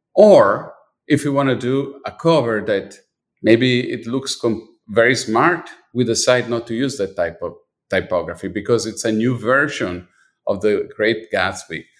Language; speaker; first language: English; non-native, fluent; Italian